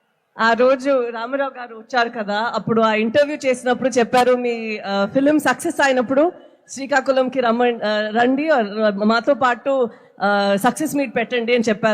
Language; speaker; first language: Telugu; non-native, local second language; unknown